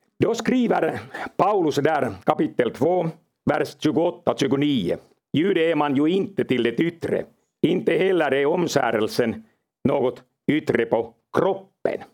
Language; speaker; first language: Swedish; non-native, local second language; Finnish